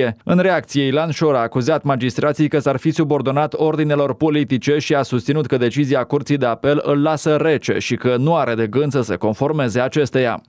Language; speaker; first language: Romanian; native; Romanian